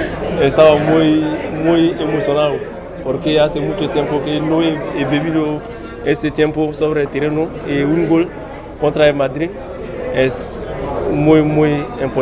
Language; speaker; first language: Spanish; non-native, learner; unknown